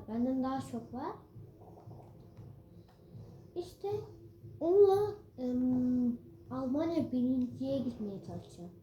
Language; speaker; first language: Turkish; early bilingual, heritage; Turkish